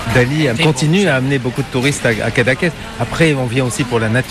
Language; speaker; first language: French; native; French